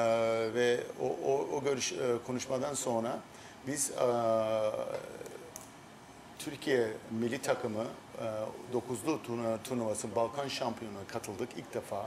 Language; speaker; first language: Turkish; early bilingual, heritage; Turkish